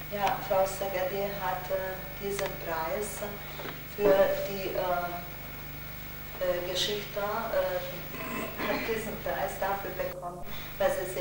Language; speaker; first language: German; non-native, local second language; Hungarian